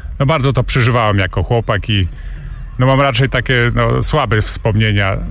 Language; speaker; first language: Polish; non-native, local second language; Kashubian